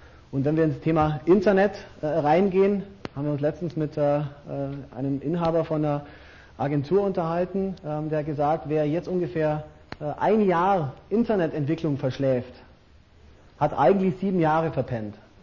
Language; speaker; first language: German; native; German